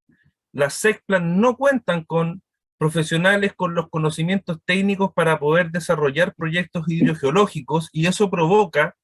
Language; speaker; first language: Spanish; native; Spanish